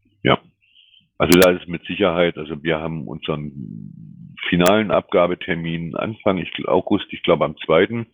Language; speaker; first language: German; native; German